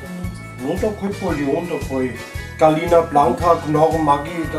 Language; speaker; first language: Russian; non-native, learner; German